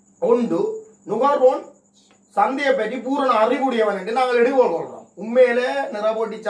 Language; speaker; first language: Tamil; native; Tamil